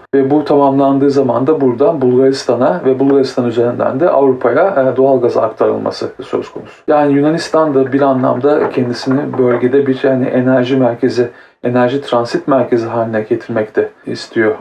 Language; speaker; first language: Turkish; native; Turkish